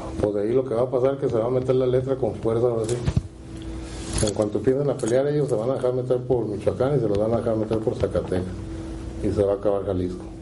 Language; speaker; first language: Spanish; native; Spanish